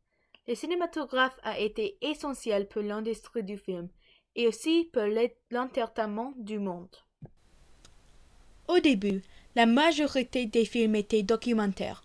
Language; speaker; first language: French; non-native, learner; English